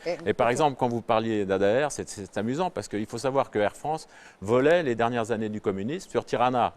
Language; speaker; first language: French; native; French